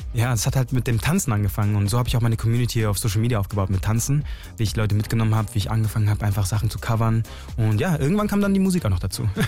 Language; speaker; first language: German; early bilingual, other home language; Chinese